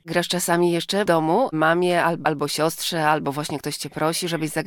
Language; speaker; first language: Polish; native; Polish